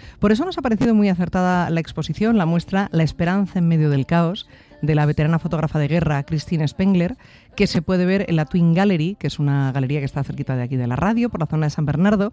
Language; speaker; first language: Spanish; native; Spanish